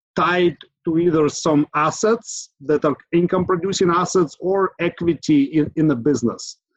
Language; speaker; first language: English; non-native, fluent; Ukrainian